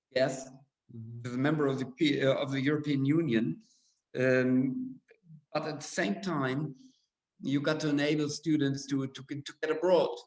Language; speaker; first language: English; non-native, fluent; German